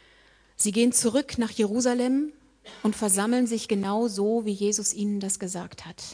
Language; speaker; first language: German; native; German